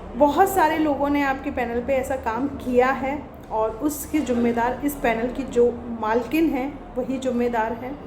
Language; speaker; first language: Hindi; native; Hindi